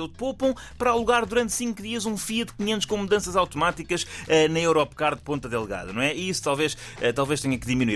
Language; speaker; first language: Portuguese; native; Portuguese